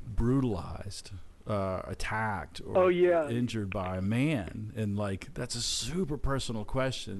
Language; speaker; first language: English; native; English